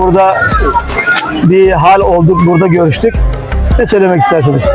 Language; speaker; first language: Turkish; early bilingual, other home language; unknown